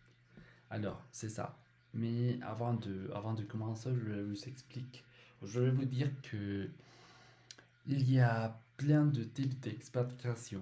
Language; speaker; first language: French; non-native, learner; Spanish